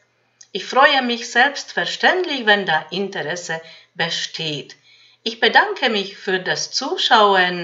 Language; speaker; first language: German; non-native, fluent; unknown